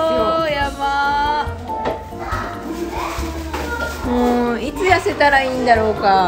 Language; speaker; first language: Japanese; native; Japanese